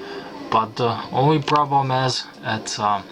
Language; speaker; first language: English; non-native, fluent; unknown